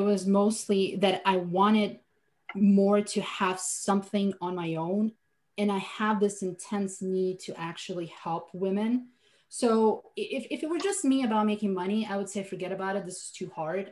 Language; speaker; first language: English; non-native, fluent; Slovenian